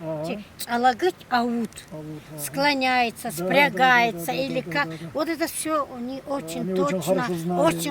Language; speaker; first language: Russian; non-native, local second language; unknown